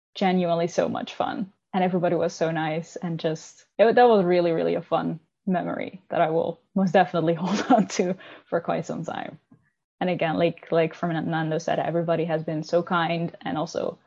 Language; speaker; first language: English; non-native, fluent; Dutch